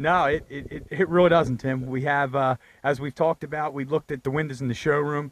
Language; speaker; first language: English; native; English